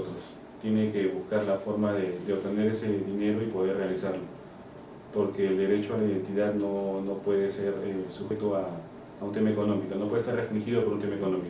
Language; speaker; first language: Spanish; native; Spanish